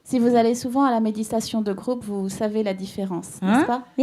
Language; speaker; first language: French; native; French